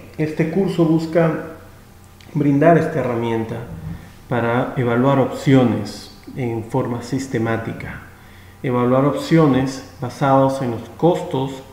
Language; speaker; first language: Spanish; native; Spanish